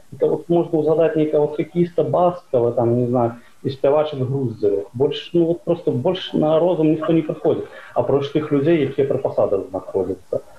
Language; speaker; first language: Russian; non-native, local second language; Belarusian